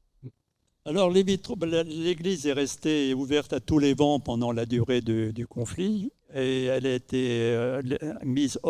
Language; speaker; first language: French; native; French